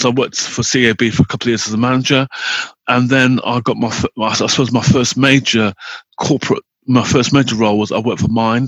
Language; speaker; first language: English; native; English